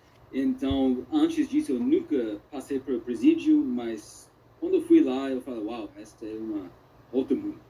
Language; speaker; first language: Portuguese; non-native, fluent; English